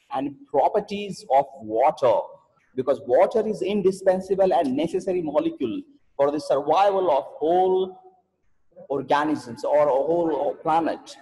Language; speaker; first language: English; non-native, local second language; Marathi